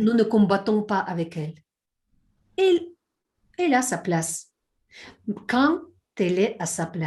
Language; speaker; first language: French; non-native, learner; Russian